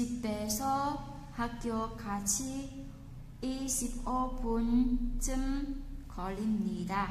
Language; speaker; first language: Korean; non-native, fluent; Vietnamese